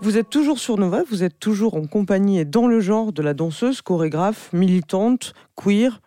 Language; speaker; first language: French; native; French